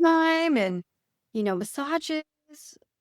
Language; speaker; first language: English; native; English